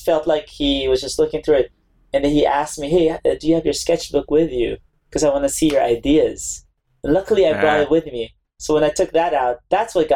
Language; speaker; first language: English; non-native, local second language; Filipino